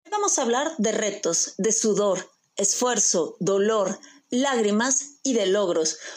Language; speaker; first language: Spanish; native; Spanish